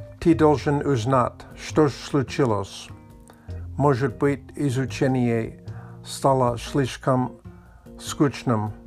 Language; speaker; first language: Russian; non-native, learner; Latvian